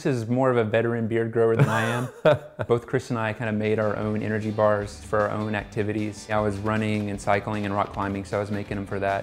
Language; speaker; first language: English; native; English